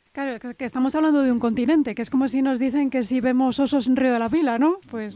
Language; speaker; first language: Spanish; native; Spanish